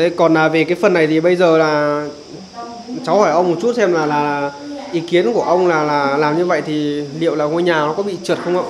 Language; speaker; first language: Vietnamese; native; Vietnamese